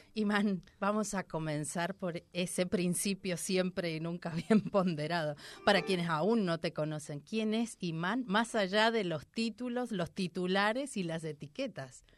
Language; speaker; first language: Spanish; native; Spanish